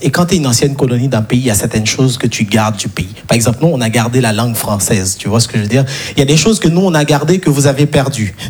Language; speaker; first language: French; non-native, local second language; Haitian Creole